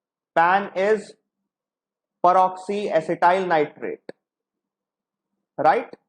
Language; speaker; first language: English; non-native, local second language; Hindi